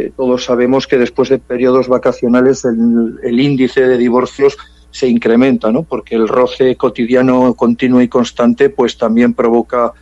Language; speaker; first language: Spanish; early bilingual, heritage; English